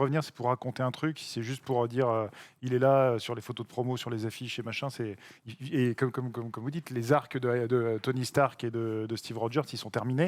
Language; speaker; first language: French; native; French